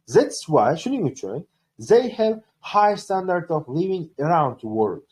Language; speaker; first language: English; non-native, fluent; Uzbek